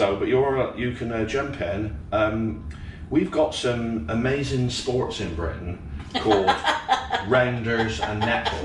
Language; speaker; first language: English; native; English